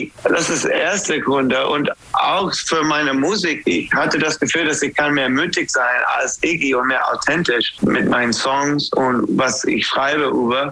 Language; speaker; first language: German; non-native, learner; English